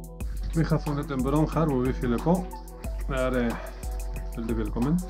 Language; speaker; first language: Norwegian; non-native, fluent; Spanish